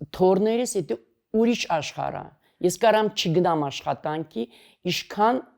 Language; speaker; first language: Armenian; native; Armenian